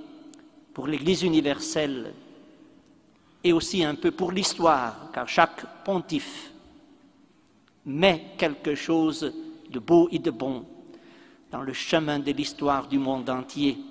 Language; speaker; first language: French; non-native, fluent; Italian